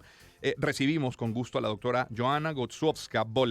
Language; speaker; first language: Spanish; native; Spanish